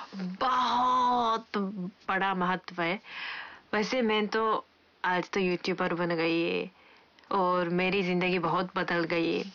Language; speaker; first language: Hindi; non-native, fluent; Japanese